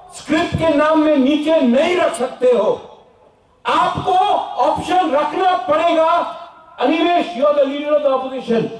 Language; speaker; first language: Hindi; non-native, local second language; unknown